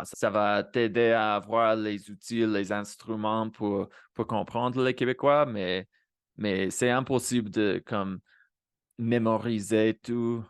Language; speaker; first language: French; non-native, fluent; Spanish